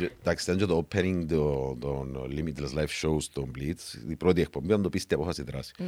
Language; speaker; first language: Greek; native; Greek